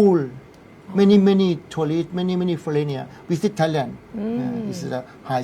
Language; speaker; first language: English; non-native, learner; Thai